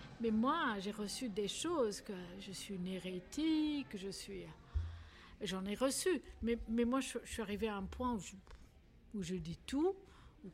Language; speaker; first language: French; non-native, local second language; Arabic